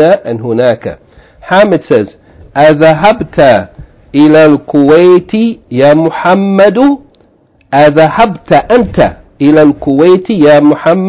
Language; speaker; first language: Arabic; non-native, fluent; English